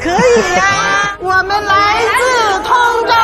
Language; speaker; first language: Chinese; native; Chinese